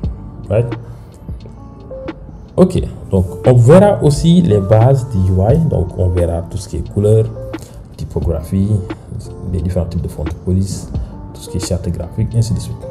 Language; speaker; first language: French; non-native, local second language; Wolof